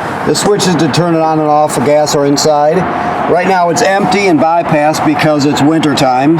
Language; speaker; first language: English; native; English